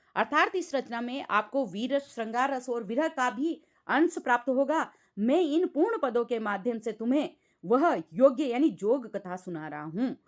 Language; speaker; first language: Hindi; native; Hindi